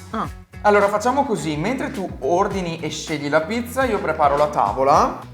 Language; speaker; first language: Italian; native; Italian